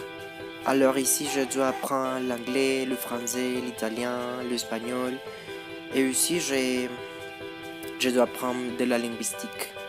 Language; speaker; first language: French; non-native, learner; Spanish